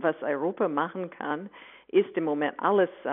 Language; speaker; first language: German; non-native, fluent; English